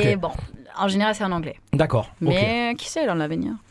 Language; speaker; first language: French; non-native, fluent; German